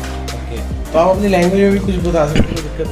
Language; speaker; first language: Hindi; native; Hindi